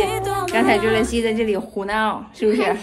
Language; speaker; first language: Chinese; native; Chinese